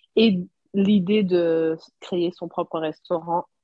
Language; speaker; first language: French; non-native, local second language; Rundi